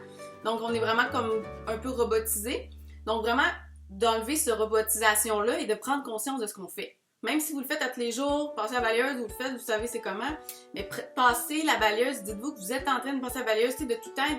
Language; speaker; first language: French; native; French